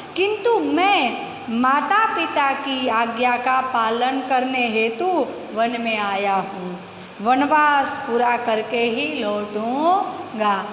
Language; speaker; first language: Hindi; non-native, local second language; Gujarati